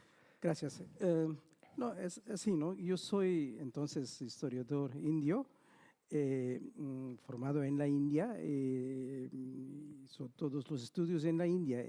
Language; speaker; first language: Spanish; non-native, fluent; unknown